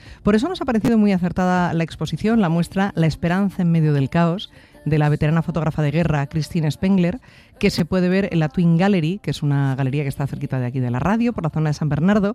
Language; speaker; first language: Spanish; native; Spanish